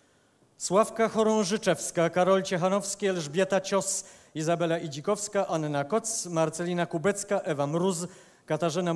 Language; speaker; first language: Polish; native; Polish